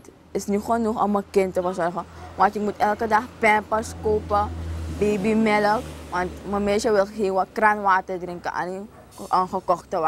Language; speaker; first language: Dutch; non-native, local second language; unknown